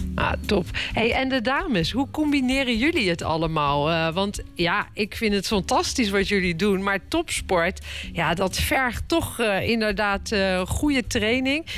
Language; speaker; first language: Dutch; native; Dutch